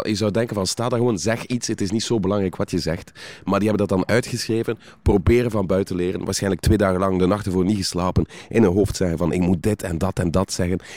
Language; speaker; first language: Dutch; native; Dutch